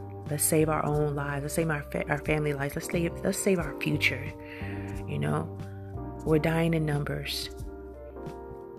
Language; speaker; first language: English; native; English